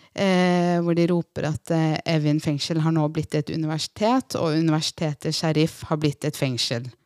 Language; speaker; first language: Norwegian; early bilingual, other home language; Persian